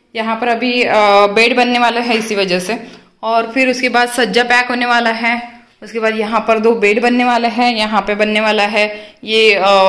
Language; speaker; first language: Hindi; non-native, local second language; Marathi